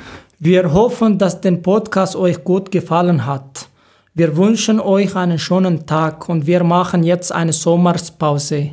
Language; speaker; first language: German; non-native, learner; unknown